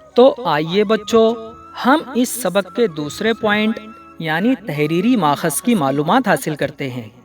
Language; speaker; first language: Urdu; native; Urdu